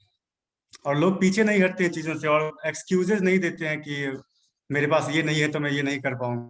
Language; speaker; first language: Hindi; native; Hindi